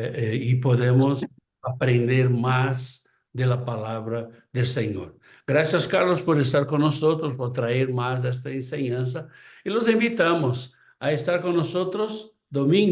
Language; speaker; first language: Spanish; non-native, fluent; Portuguese